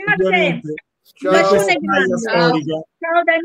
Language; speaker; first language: Italian; native; Italian